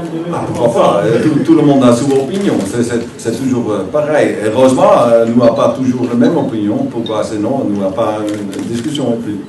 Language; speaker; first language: French; non-native, learner; Dutch